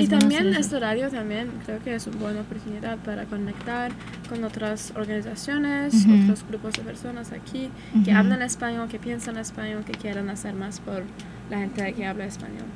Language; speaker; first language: Spanish; non-native, learner; English